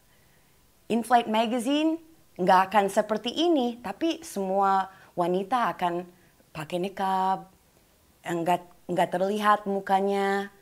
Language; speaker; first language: Indonesian; non-native, fluent; English